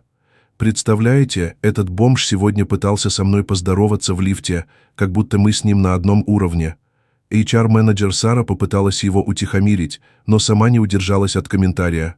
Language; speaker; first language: Russian; native; Russian